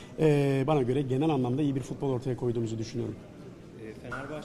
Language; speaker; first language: Turkish; native; Turkish